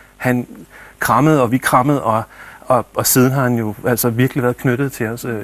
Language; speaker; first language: Danish; native; Danish